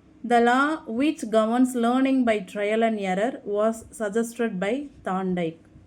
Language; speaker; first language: English; non-native, local second language; Tamil